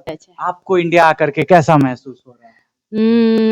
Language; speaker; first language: Hindi; native; Hindi